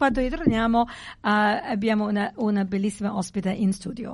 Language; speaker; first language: Italian; early bilingual, heritage; English